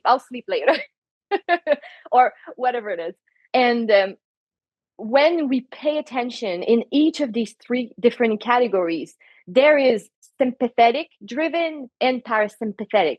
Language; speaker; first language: English; non-native, fluent; French